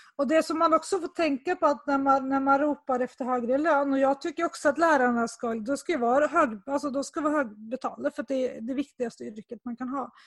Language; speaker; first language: Swedish; native; Swedish